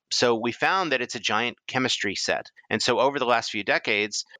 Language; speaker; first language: English; native; English